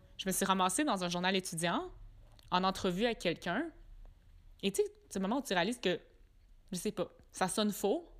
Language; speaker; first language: French; native; French